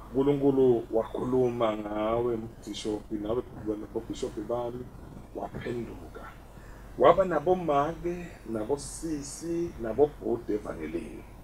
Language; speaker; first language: Zulu; non-native, local second language; Swati